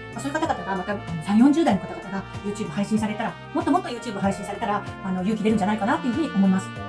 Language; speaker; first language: Japanese; native; Japanese